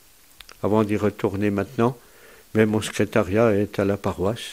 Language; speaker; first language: French; native; French